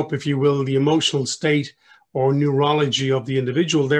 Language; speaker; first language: English; native; English